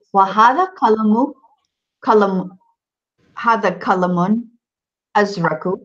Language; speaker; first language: Arabic; non-native, fluent; English